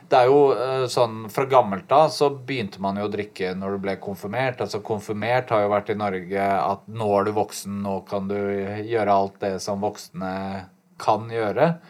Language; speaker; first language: Norwegian; native; Norwegian